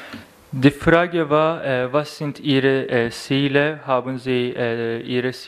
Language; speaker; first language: German; non-native, fluent; Turkish